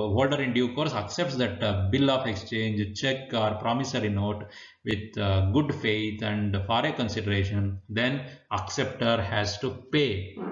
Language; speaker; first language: English; non-native, local second language; Kannada